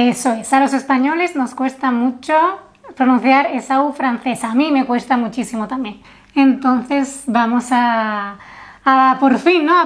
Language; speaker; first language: Spanish; native; Spanish